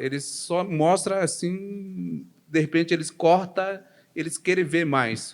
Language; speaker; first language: Portuguese; non-native, local second language; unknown